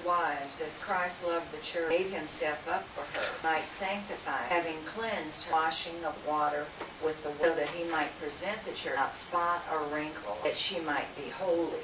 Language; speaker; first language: English; native; English